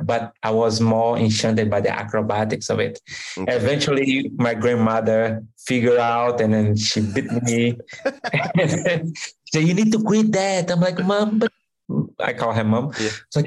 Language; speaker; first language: English; non-native, fluent; Portuguese